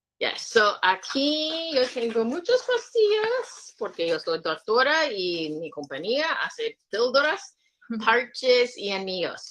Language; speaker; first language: Spanish; non-native, learner; English